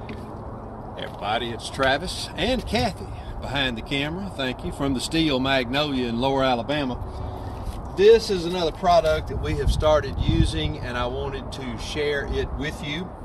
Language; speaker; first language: English; native; English